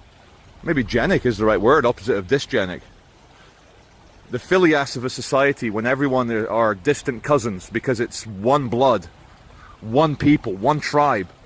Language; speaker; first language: English; native; English